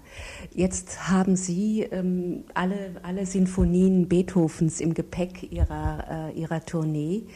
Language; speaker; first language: German; native; German